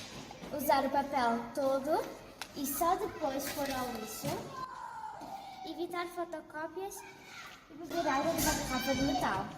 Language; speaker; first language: Portuguese; early bilingual, heritage; Portuguese